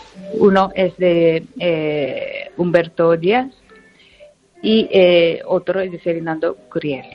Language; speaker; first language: Spanish; non-native, learner; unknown